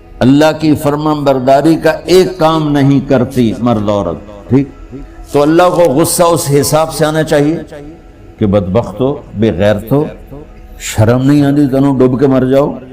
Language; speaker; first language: Urdu; non-native, local second language; Punjabi